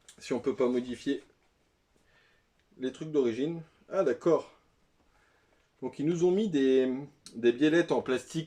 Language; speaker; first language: French; native; French